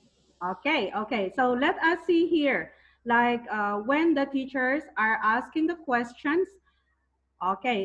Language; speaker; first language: English; non-native, fluent; Thai